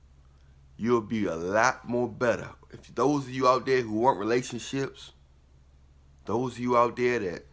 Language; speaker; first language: English; native; English